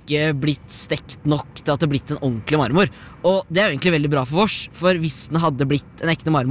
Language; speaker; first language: Norwegian; native; Norwegian